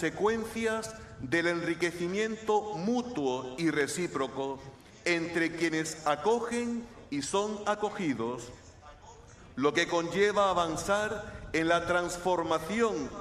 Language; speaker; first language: Spanish; native; Spanish